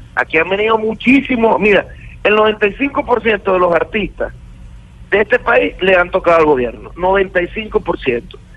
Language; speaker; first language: Spanish; native; Spanish